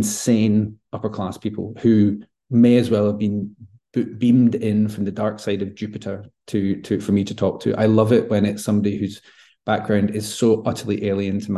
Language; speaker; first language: English; native; English